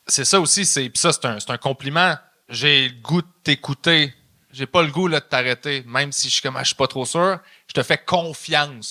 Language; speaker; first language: French; native; French